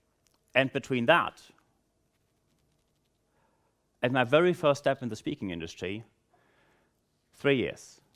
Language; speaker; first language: English; non-native, fluent; German